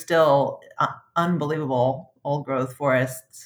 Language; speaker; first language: English; native; English